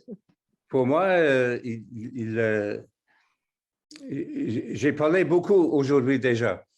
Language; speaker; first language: French; non-native, fluent; English